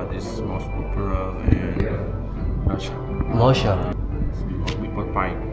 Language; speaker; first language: English; non-native, learner; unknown